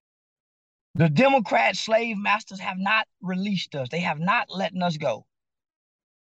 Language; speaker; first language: English; native; English